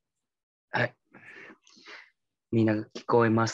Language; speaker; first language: Japanese; non-native, learner; Vietnamese